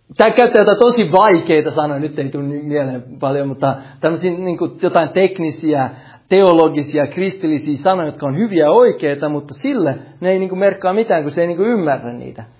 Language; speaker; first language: Finnish; early bilingual, heritage; Finnish